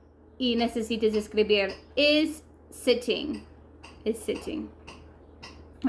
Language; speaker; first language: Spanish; non-native, learner; English